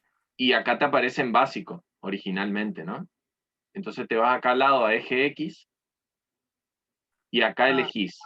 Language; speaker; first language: Spanish; native; Spanish